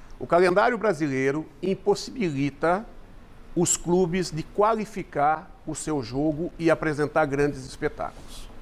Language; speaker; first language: Portuguese; native; Portuguese